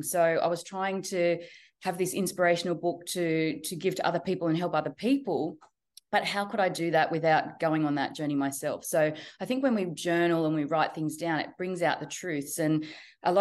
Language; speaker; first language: English; native; English